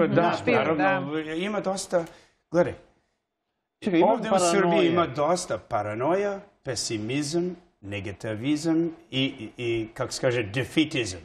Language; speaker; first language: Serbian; early bilingual, heritage; English